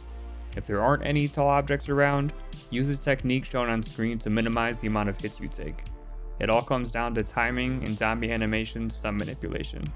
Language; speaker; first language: English; native; English